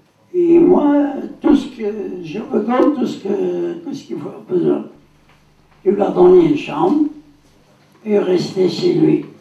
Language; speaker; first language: French; non-native, learner; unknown